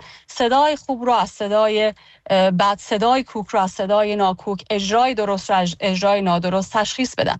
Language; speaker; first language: Persian; native; Persian